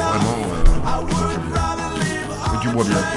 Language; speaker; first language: French; native; French